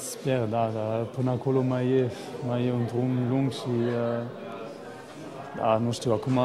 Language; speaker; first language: Romanian; early bilingual, heritage; Romanian